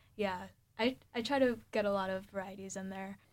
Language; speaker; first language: English; early bilingual, other home language; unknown